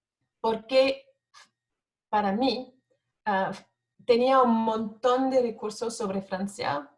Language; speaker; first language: Spanish; non-native, fluent; French